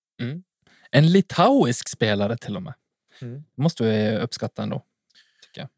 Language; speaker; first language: Swedish; native; Swedish